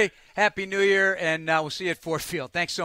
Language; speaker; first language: English; native; English